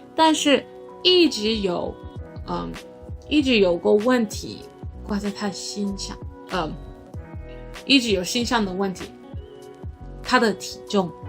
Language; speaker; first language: Chinese; non-native, learner; English